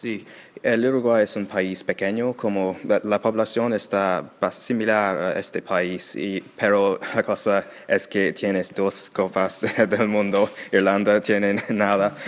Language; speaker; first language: Spanish; non-native, learner; English